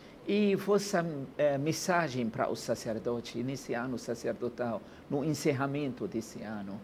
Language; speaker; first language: Portuguese; non-native, learner; Arabic